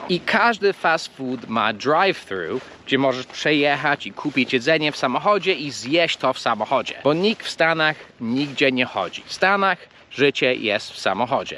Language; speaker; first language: Polish; early bilingual, heritage; Polish